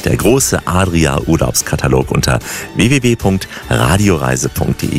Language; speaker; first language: German; native; German